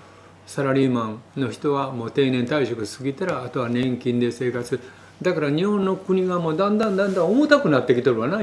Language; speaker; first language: Japanese; native; Japanese